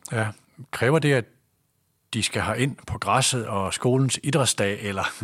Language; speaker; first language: Danish; native; Danish